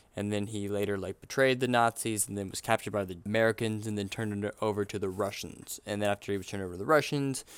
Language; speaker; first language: English; native; English